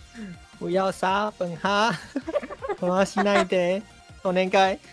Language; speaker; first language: Japanese; non-native, fluent; Chinese